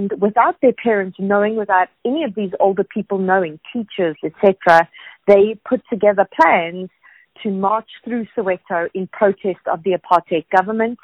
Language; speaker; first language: English; native; English